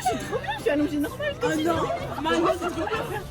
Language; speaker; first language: French; native; French